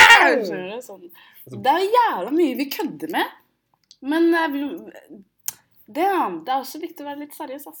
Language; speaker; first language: Norwegian; early bilingual, other home language; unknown